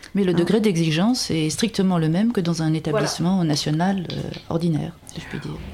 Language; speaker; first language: French; native; French